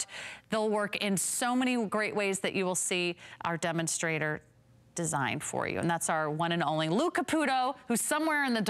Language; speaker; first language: English; native; English